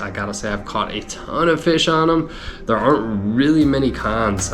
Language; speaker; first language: English; native; English